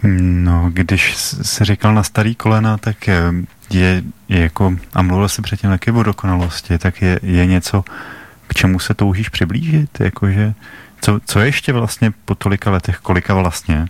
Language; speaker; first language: Czech; native; Czech